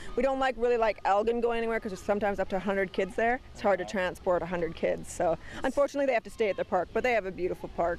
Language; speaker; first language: English; native; English